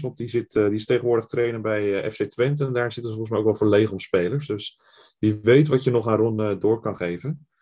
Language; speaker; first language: Dutch; native; Dutch